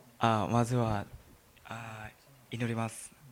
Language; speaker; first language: Japanese; non-native, learner; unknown